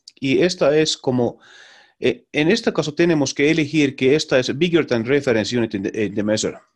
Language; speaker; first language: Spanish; non-native, learner; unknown